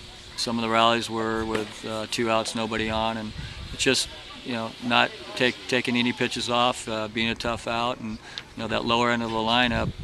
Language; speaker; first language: English; native; English